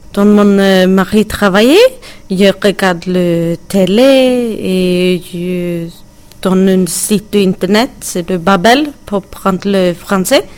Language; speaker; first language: French; non-native, learner; Swedish